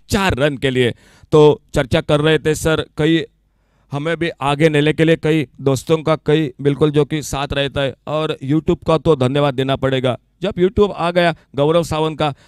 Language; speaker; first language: Hindi; non-native, local second language; Marathi